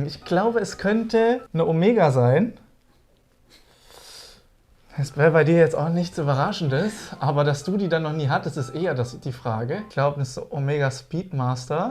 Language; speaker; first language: German; native; German